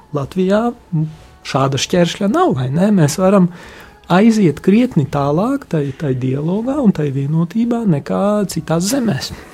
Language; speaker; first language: Latvian; early bilingual, heritage; Latvian